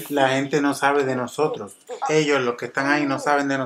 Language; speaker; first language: Spanish; native; Spanish